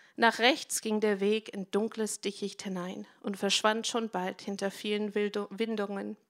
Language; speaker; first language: German; non-native, fluent; English